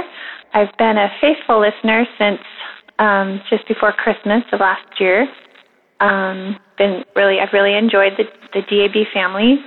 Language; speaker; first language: English; native; English